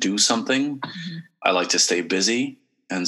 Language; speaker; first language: English; native; English